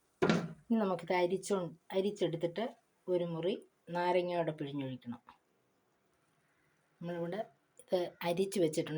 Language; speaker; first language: Malayalam; native; Malayalam